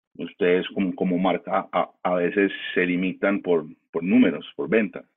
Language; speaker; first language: Spanish; early bilingual, heritage; Spanish